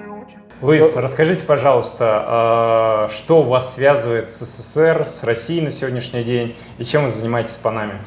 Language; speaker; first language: Russian; native; Russian